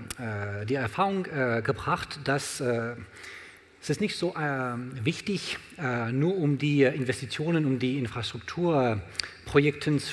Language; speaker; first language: German; non-native, learner; French